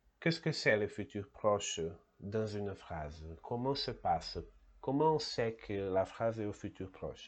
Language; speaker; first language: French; non-native, learner; Portuguese